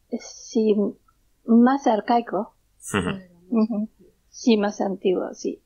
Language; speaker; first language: Spanish; non-native, learner; Japanese